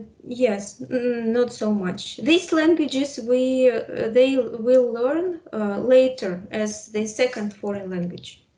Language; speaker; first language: English; non-native, fluent; Russian